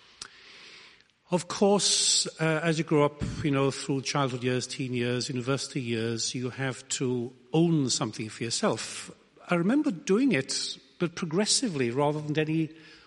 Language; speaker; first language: English; native; English